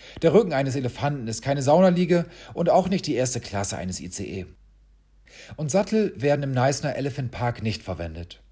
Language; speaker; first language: German; native; German